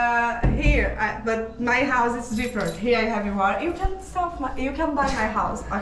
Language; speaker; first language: English; non-native, learner; Portuguese